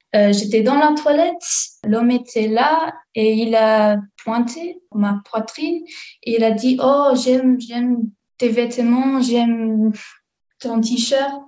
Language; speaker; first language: French; non-native, fluent; English